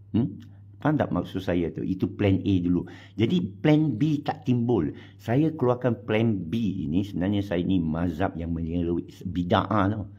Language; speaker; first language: Malay; non-native, local second language; Chinese